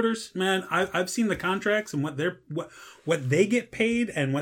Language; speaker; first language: English; native; English